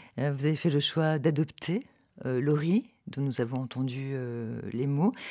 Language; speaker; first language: French; native; French